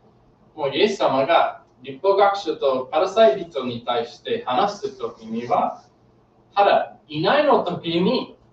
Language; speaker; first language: Japanese; non-native, learner; English